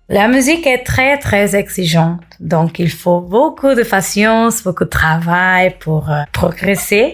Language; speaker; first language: French; non-native, fluent; Portuguese